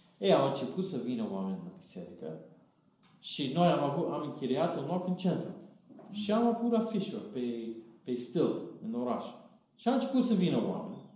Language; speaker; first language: Romanian; non-native, fluent; English